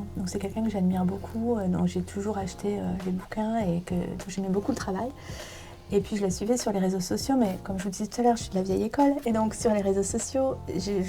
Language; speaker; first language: French; native; French